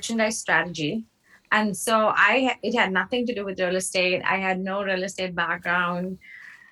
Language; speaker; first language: English; non-native, local second language; Hindi